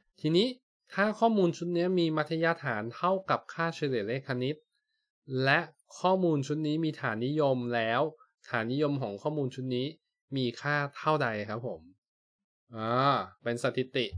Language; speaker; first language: Thai; native; Thai